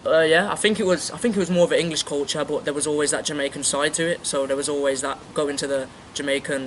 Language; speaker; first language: English; native; English